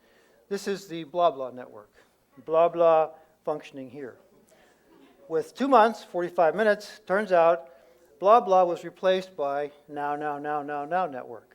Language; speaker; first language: English; native; English